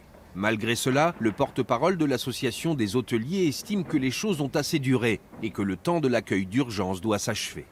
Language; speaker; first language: French; native; French